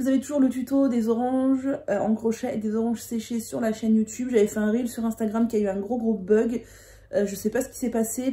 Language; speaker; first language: French; native; French